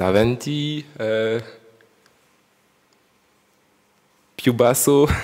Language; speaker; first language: Italian; non-native, learner; French